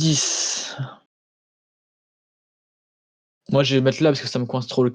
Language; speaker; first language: French; native; French